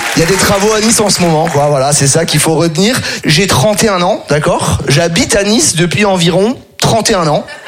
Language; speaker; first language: French; native; French